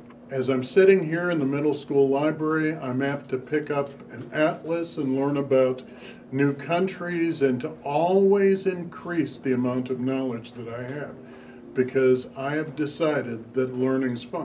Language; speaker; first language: English; native; English